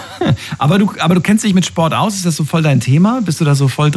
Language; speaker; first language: German; native; German